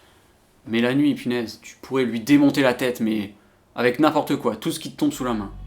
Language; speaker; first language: French; native; French